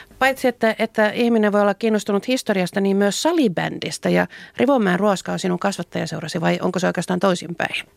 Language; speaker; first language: Finnish; native; Finnish